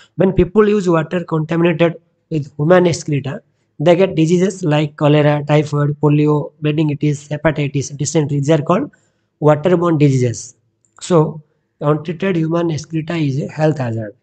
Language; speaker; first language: English; non-native, local second language; Odia